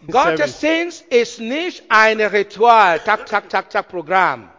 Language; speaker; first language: German; non-native, learner; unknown